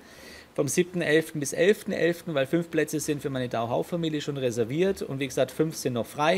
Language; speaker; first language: German; native; German